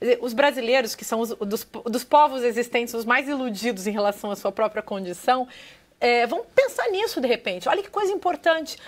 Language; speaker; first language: Portuguese; native; Portuguese